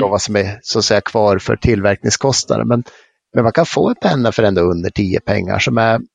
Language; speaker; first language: Swedish; native; Swedish